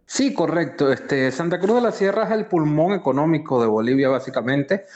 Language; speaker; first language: Spanish; native; Spanish